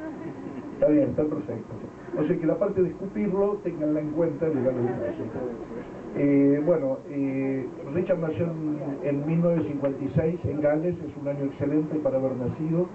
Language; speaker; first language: Spanish; native; Spanish